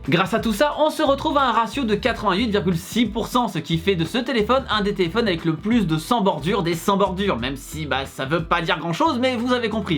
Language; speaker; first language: French; native; French